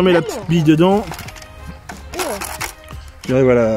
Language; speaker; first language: French; native; French